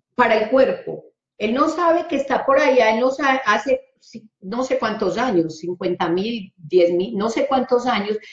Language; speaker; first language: Spanish; native; Spanish